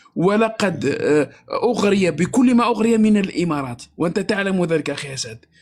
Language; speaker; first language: Arabic; native; Arabic